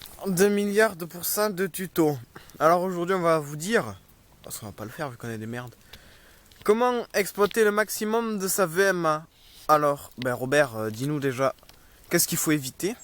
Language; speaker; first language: French; native; French